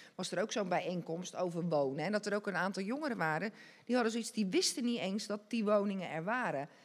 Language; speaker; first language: Dutch; native; Dutch